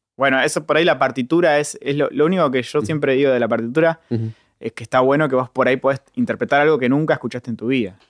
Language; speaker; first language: Spanish; native; Spanish